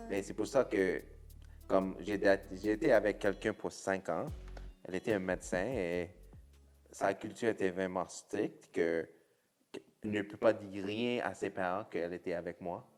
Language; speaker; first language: French; non-native, local second language; English